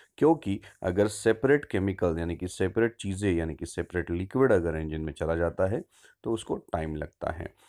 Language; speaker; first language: Hindi; non-native, local second language; Marathi